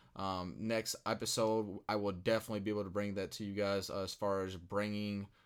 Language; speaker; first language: English; native; English